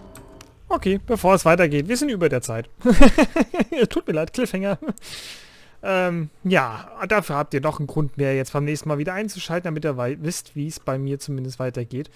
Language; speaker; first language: German; native; German